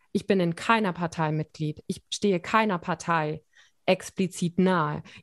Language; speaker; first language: German; native; German